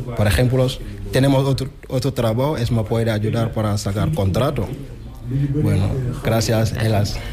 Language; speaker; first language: Spanish; non-native, learner; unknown